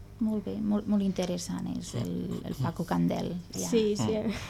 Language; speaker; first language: Catalan; native; Catalan